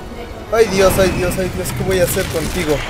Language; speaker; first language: Spanish; native; Spanish